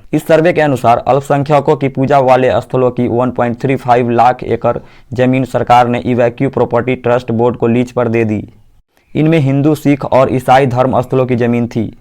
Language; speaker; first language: Hindi; native; Hindi